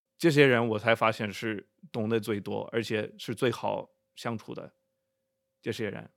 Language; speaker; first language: Chinese; non-native, fluent; English